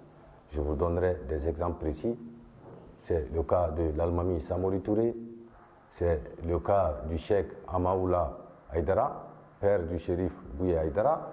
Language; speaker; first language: French; non-native, local second language; Bambara